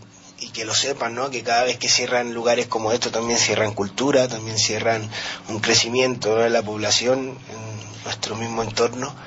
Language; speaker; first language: Spanish; native; Spanish